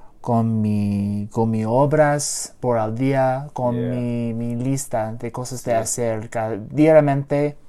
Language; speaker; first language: Spanish; non-native, learner; English